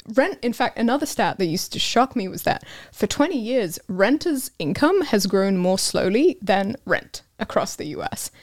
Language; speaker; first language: English; non-native, fluent; Hebrew